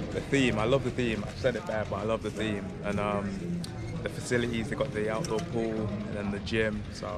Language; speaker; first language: English; native; English